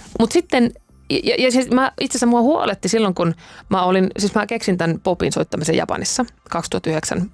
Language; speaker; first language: Finnish; native; Finnish